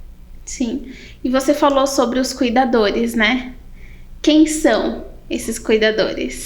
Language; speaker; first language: Portuguese; native; Portuguese